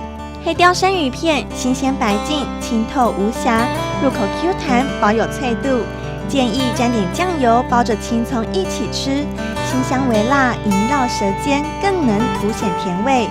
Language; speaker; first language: Chinese; native; Chinese